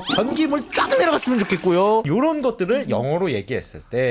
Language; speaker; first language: Korean; native; Korean